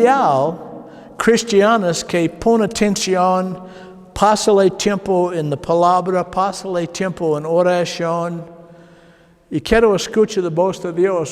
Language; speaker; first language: Spanish; non-native, learner; English